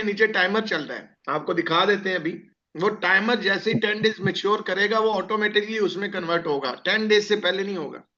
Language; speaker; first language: Hindi; native; Hindi